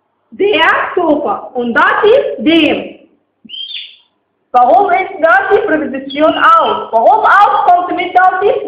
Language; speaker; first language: German; non-native, fluent; Arabic